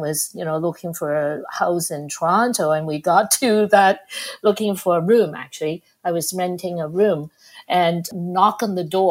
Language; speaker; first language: English; non-native, local second language; Cantonese